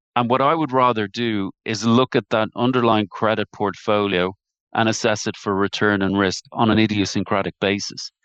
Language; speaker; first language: English; native; English